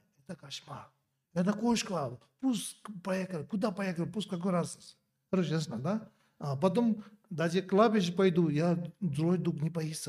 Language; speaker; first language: Russian; non-native, learner; Tibetan